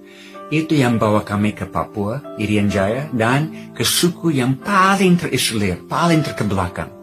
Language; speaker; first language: Indonesian; non-native, fluent; English